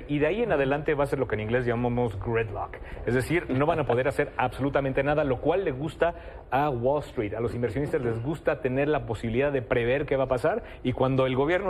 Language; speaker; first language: Spanish; native; Spanish